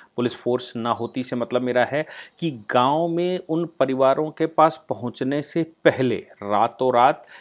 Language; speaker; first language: Hindi; native; Hindi